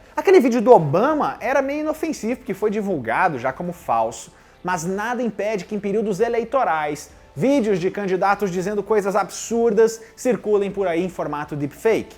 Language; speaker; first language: Portuguese; native; Portuguese